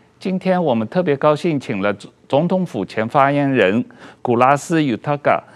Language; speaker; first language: Chinese; native; Chinese